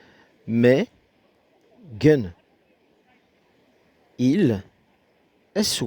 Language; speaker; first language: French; non-native, fluent; Amharic